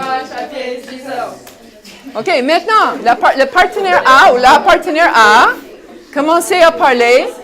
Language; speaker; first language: French; non-native, fluent; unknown